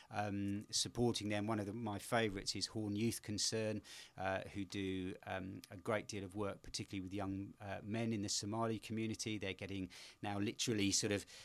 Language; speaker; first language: English; native; English